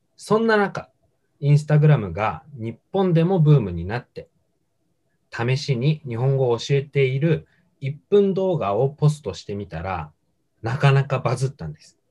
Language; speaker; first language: Japanese; native; Japanese